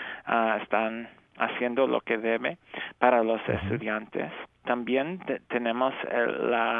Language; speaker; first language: Spanish; non-native, fluent; English